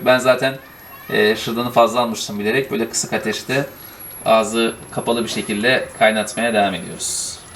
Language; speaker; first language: Turkish; native; Turkish